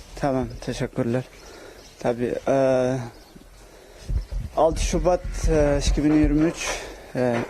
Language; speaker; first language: Turkish; non-native, local second language; Uyghur